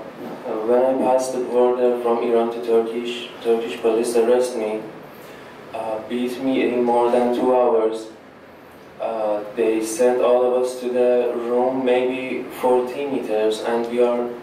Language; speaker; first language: English; non-native, learner; Persian